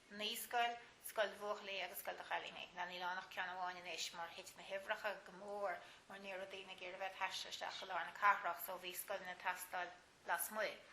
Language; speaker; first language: Irish; native; Irish